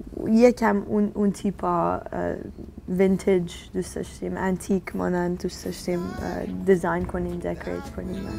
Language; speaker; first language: Persian; early bilingual, heritage; Persian